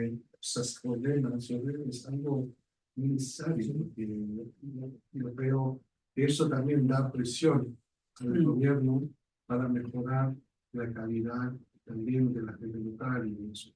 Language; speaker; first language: Spanish; non-native, fluent; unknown